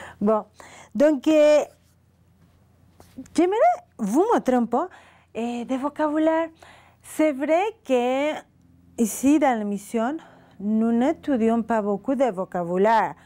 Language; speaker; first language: French; non-native, learner; Spanish